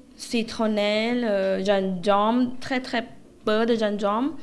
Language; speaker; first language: French; non-native, learner; Thai